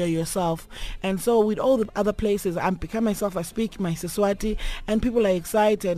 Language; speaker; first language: English; non-native, local second language; Swati